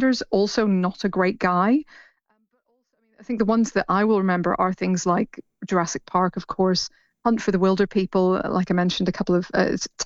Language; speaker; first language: English; native; English